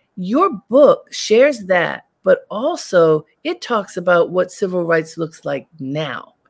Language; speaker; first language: English; native; English